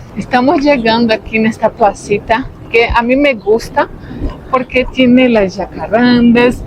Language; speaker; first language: Spanish; non-native, fluent; Portuguese